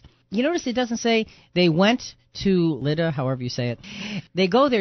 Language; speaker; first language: English; native; English